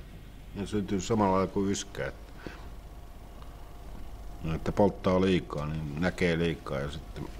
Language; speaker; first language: Finnish; native; Finnish